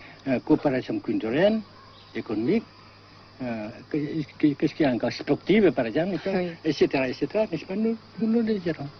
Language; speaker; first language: French; non-native, local second language; Vietnamese